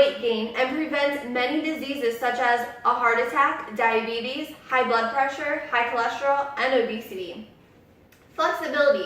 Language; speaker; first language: English; native; English